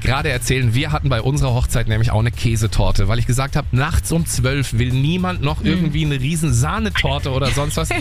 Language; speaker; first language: German; native; German